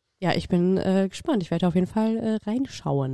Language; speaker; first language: German; native; German